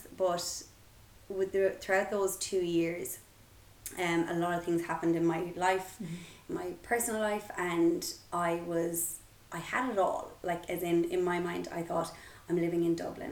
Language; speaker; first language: English; native; English